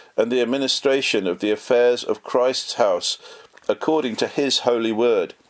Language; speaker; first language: English; native; English